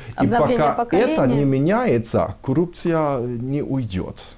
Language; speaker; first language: Russian; non-native, fluent; German